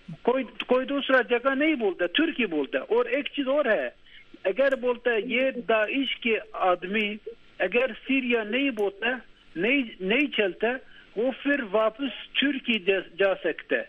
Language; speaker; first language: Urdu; non-native, learner; Turkish